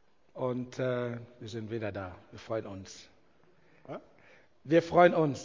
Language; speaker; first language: German; non-native, learner; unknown